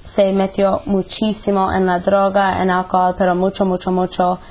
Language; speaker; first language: Spanish; non-native, fluent; English